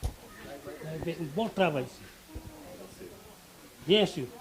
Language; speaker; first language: French; non-native, local second language; Wolof